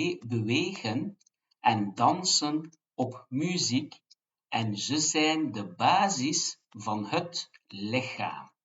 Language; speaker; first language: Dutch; non-native, fluent; Turkish